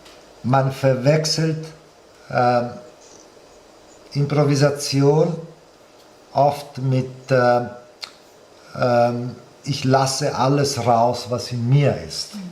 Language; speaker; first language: German; non-native, fluent; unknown